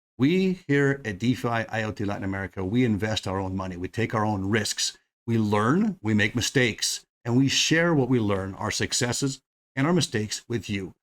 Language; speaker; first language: English; native; English